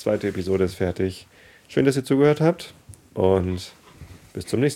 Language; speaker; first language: German; native; German